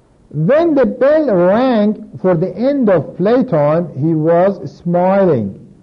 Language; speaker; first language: English; non-native, fluent; Persian